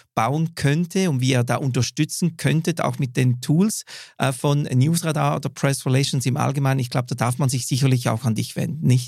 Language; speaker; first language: German; native; German